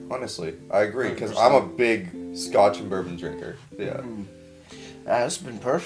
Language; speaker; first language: English; native; English